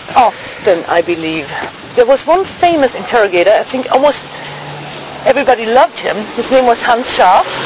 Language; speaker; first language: English; non-native, fluent; German